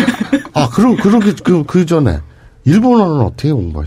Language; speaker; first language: Korean; native; Korean